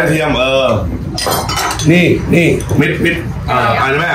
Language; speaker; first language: Thai; native; Thai